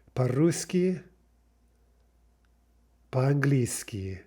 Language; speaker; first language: Russian; non-native, fluent; English